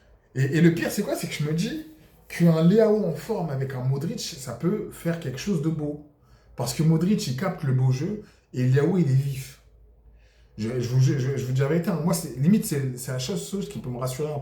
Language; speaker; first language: French; native; French